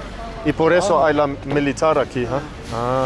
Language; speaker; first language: Spanish; non-native, learner; English